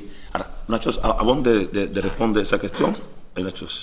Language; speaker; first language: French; non-native, learner; Spanish